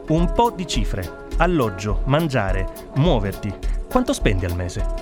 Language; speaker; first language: Italian; native; Italian